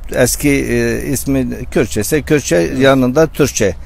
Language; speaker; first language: Turkish; non-native, local second language; Kurdish